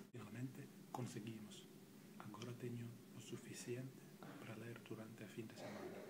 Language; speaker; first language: Galician; non-native, fluent; Finnish